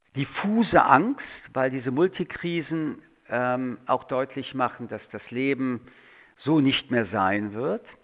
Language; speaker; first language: German; early bilingual, other home language; French